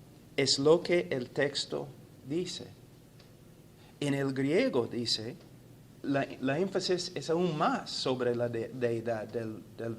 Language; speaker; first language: Spanish; non-native, fluent; English